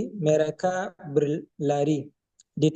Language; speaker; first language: Indonesian; non-native, learner; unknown